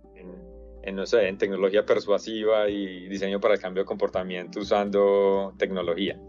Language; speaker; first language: Spanish; native; Spanish